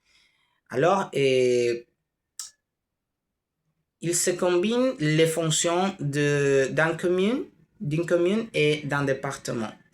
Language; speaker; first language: French; non-native, learner; Spanish